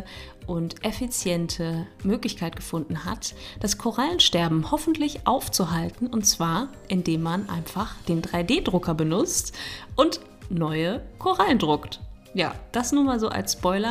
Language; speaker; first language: German; native; German